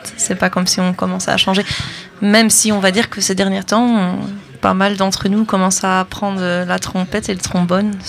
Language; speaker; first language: French; non-native, local second language; Dutch